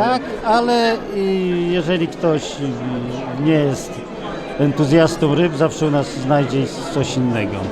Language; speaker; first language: Polish; native; Polish